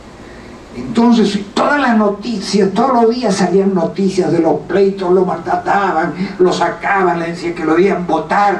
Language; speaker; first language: Spanish; native; Spanish